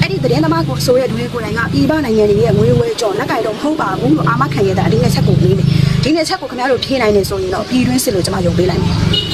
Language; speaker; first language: Burmese; native; Burmese